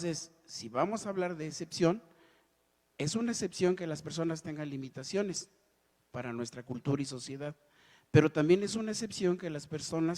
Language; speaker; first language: Spanish; native; Spanish